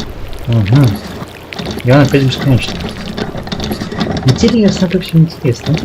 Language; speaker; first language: Russian; native; Russian